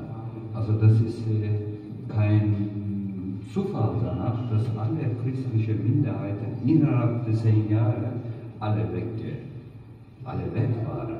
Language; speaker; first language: German; non-native, fluent; Turkish